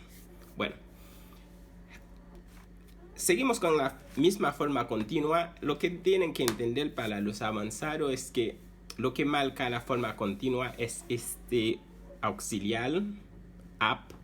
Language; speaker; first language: Spanish; non-native, fluent; Haitian Creole